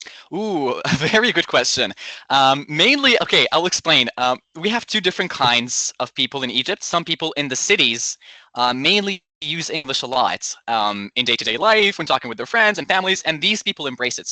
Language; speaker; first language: English; non-native, local second language; Arabic